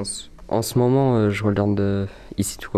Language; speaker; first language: French; native; French